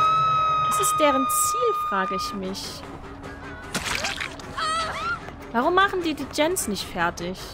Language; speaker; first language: German; native; German